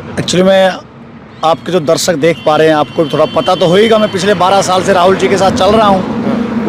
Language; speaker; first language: Hindi; native; Hindi